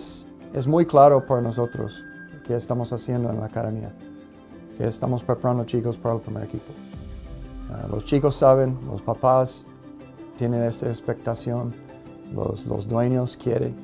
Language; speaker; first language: Spanish; non-native, fluent; English